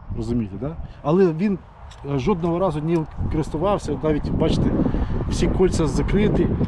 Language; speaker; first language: Ukrainian; non-native, local second language; Russian